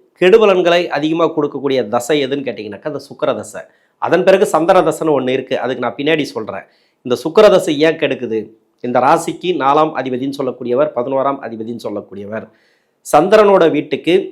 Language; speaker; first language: Tamil; native; Tamil